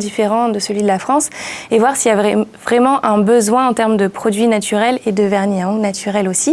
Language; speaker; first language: French; native; French